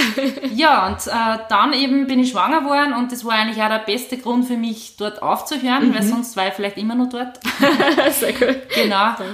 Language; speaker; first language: German; native; German